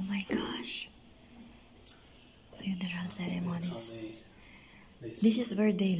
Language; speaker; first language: English; non-native, fluent; Filipino